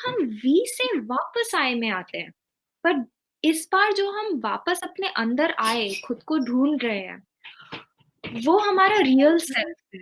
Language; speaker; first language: Hindi; native; Hindi